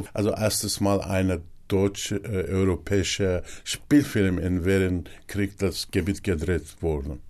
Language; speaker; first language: German; non-native, learner; Kurdish